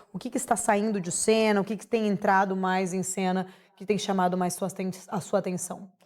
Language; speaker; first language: Portuguese; native; Portuguese